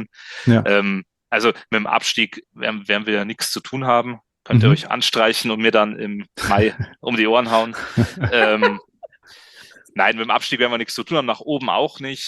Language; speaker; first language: German; native; German